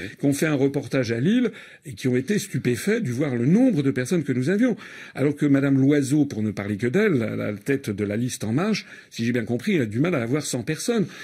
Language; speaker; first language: French; native; French